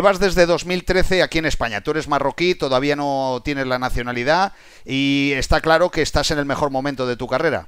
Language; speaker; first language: Spanish; native; Spanish